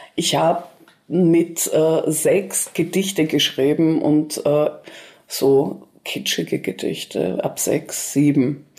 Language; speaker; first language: German; early bilingual, other home language; Russian